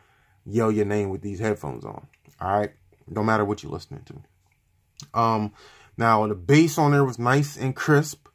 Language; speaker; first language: English; native; English